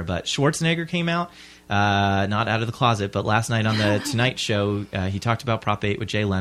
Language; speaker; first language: English; native; English